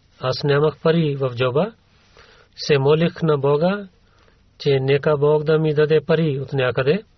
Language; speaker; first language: Bulgarian; non-native, learner; Urdu